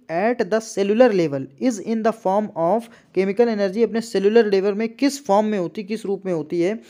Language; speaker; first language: Hindi; native; Hindi